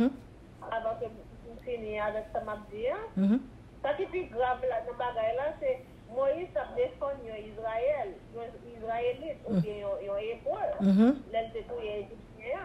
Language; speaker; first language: French; non-native, local second language; Haitian Creole